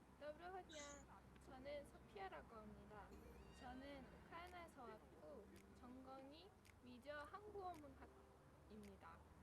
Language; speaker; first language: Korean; non-native, learner; Ukrainian